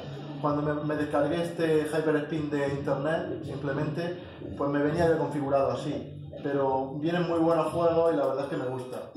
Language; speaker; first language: Spanish; native; Spanish